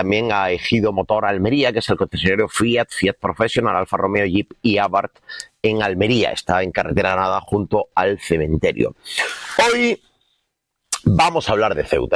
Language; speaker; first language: Spanish; native; Spanish